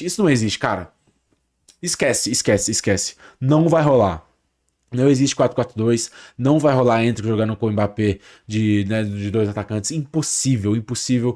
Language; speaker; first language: Portuguese; native; Portuguese